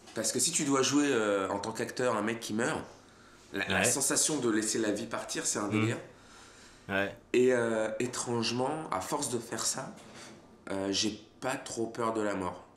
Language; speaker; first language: French; native; French